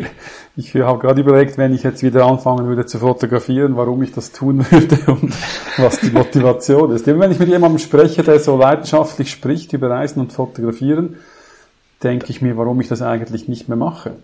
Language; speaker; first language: German; native; German